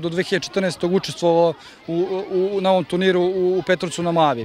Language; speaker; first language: Croatian; native; Croatian